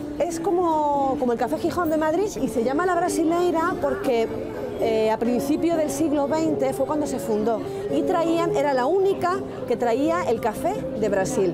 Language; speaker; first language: Spanish; native; Spanish